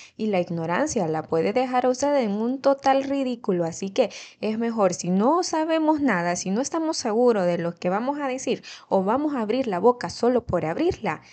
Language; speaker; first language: Spanish; native; Spanish